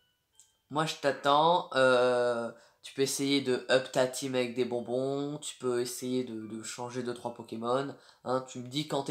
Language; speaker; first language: French; native; French